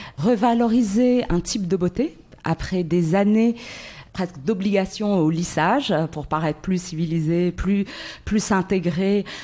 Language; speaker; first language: French; non-native, local second language; Arabic